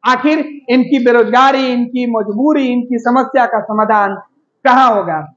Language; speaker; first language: Hindi; native; Hindi